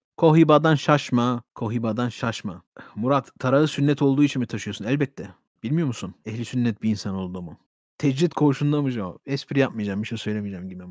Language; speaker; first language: Turkish; early bilingual, heritage; Turkish